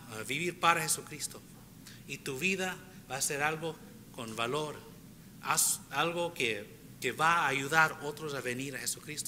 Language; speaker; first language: Spanish; early bilingual, heritage; Spanish